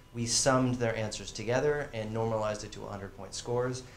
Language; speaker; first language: English; native; English